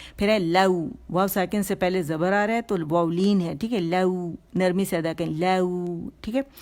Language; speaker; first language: Urdu; native; Urdu